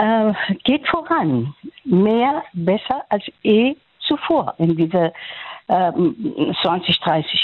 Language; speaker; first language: German; non-native, fluent; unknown